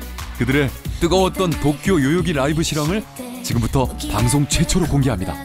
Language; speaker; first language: Korean; native; Korean